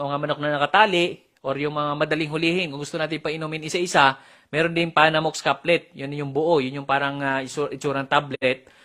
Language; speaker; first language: Filipino; non-native, local second language; Cebuano